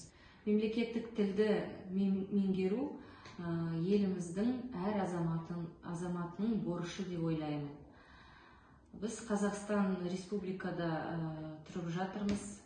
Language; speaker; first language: Kazakh; non-native, local second language; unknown